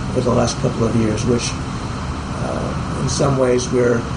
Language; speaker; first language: English; native; English